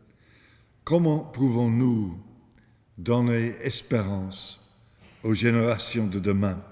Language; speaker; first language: French; non-native, fluent; English